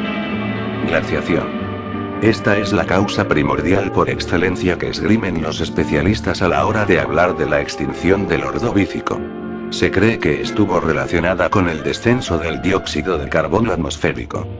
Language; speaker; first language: Spanish; native; Spanish